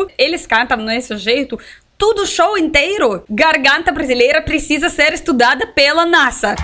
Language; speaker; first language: Portuguese; non-native, learner; Russian